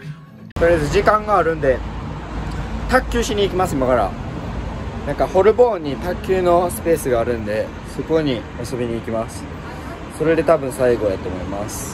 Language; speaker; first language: Japanese; native; Japanese